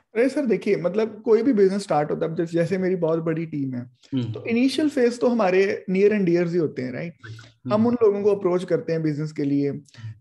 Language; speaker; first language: Hindi; native; Hindi